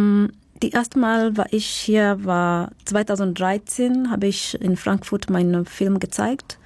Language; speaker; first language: German; non-native, fluent; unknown